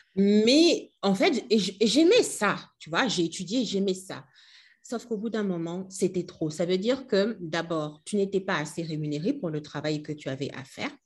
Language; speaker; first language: French; non-native, local second language; Lingala